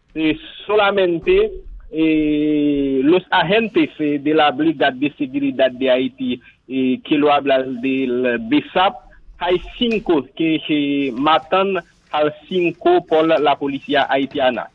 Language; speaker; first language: Spanish; non-native, learner; Haitian Creole